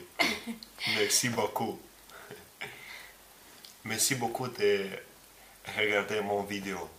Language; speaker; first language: French; non-native, learner; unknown